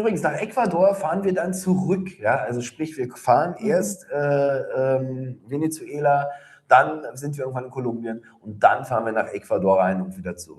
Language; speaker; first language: German; native; German